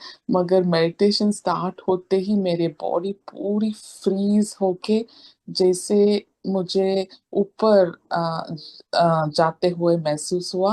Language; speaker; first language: Hindi; non-native, local second language; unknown